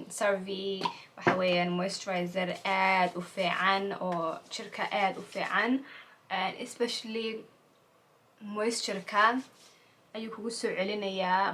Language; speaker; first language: Somali; early bilingual, heritage; Somali